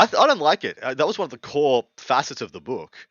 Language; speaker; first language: English; native; English